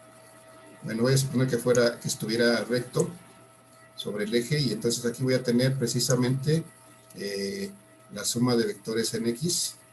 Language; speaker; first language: Spanish; native; Spanish